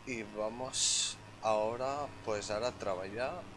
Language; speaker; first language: Spanish; non-native, local second language; Catalan